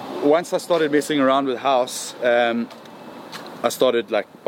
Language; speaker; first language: English; native; English